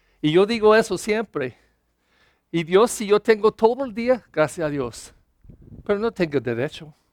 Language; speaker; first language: Spanish; non-native, learner; English